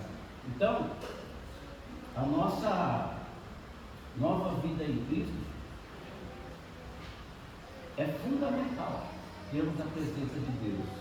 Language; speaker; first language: Portuguese; native; Portuguese